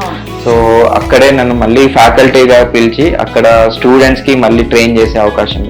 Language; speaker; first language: Telugu; native; Telugu